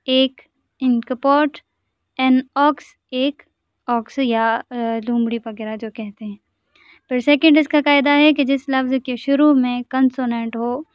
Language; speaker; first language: Urdu; non-native, local second language; Sindhi